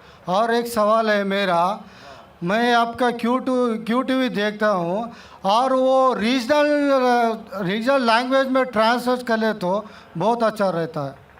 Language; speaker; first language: Hindi; non-native, local second language; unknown